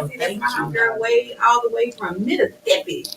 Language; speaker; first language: English; native; English